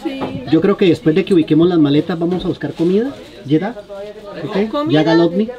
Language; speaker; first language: Spanish; native; Spanish